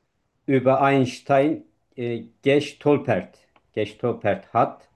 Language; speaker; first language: German; non-native, learner; Turkish